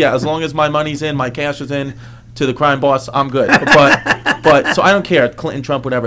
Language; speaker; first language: English; native; English